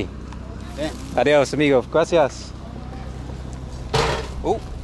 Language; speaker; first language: Spanish; non-native, learner; English